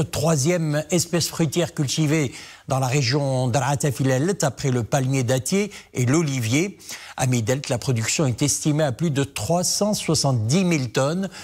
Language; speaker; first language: French; non-native, local second language; Arabic